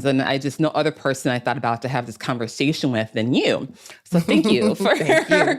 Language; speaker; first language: English; native; English